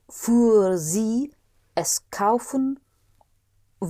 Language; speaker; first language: German; non-native, learner; English